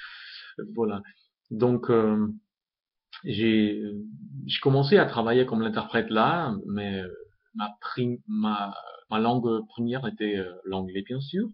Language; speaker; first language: French; non-native, fluent; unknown